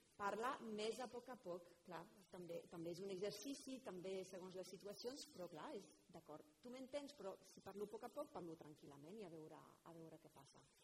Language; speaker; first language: Catalan; non-native, fluent; French